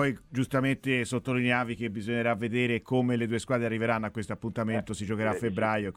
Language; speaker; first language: Italian; native; Italian